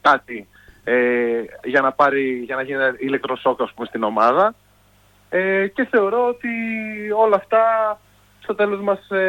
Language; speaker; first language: Greek; native; Greek